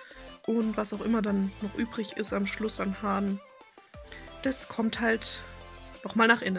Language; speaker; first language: German; native; German